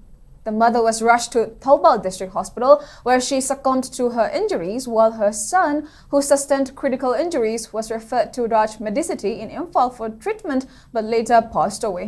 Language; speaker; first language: English; non-native, local second language; Manipuri